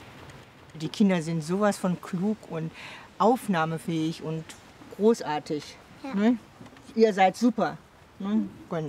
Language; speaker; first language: German; native; German